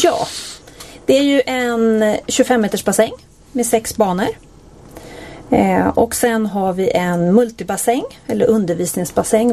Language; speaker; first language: Swedish; native; Swedish